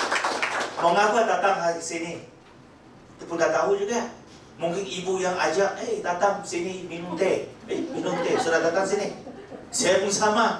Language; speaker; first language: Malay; non-native, local second language; Chinese